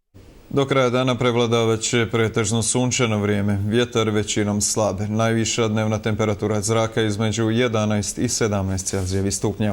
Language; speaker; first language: Croatian; native; Croatian